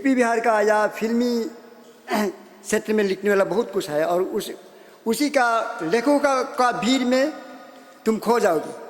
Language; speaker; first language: Hindi; non-native, local second language; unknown